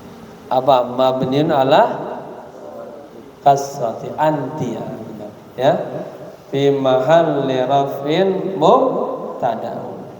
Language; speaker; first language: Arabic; non-native, fluent; Indonesian